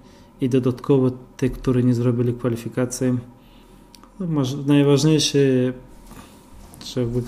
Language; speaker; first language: Polish; non-native, fluent; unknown